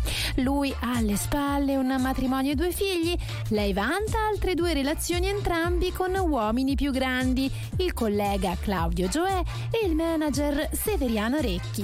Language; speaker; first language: Italian; native; Italian